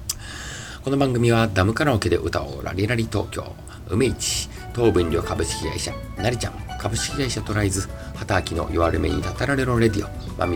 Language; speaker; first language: Japanese; native; Japanese